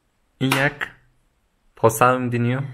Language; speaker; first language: Polish; non-native, learner; Turkish